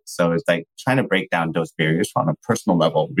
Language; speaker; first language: English; native; English